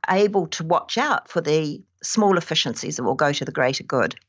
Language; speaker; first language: English; native; English